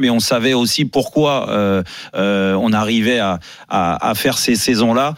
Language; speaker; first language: French; native; French